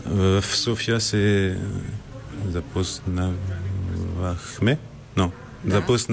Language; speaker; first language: Bulgarian; non-native, learner; French